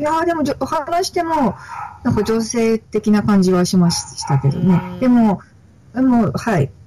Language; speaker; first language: Japanese; native; Japanese